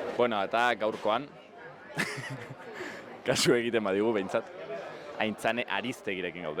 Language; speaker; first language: Basque; native; Basque